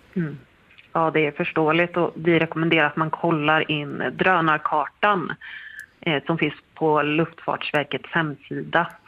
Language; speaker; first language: Swedish; native; Swedish